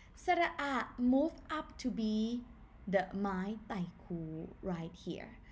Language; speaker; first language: English; non-native, fluent; Thai